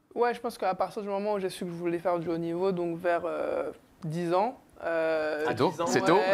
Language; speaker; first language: French; native; French